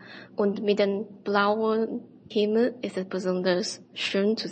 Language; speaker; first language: German; non-native, learner; Chinese